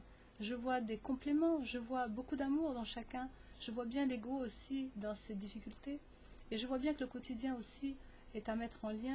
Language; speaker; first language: French; native; French